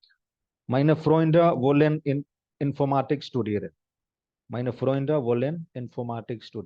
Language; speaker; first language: German; non-native, fluent; Hindi